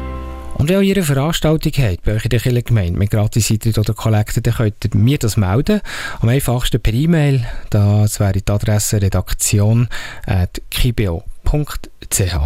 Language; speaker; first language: German; native; German